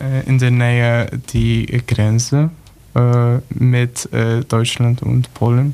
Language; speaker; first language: German; non-native, learner; Polish